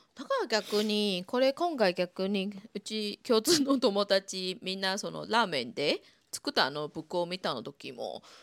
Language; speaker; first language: Japanese; non-native, fluent; Chinese